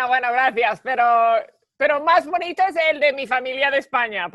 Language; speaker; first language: Spanish; early bilingual, heritage; Spanish